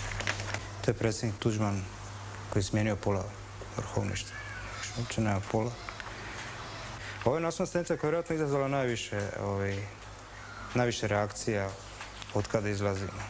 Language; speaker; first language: Croatian; native; Croatian